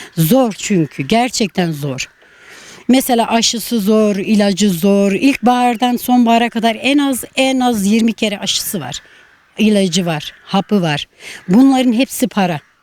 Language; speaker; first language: Turkish; non-native, local second language; Kurdish